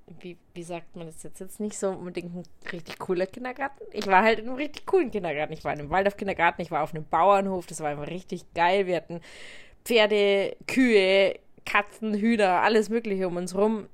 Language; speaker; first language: German; native; German